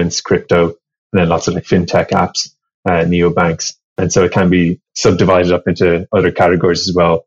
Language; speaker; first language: English; native; English